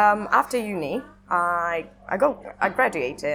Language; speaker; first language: English; non-native, fluent; Russian